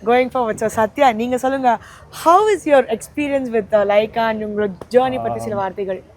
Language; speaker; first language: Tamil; native; Tamil